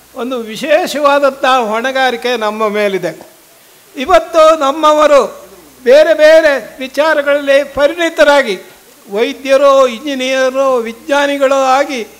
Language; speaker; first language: Kannada; non-native, local second language; Tulu